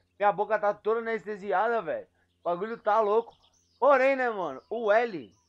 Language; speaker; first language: Portuguese; native; Portuguese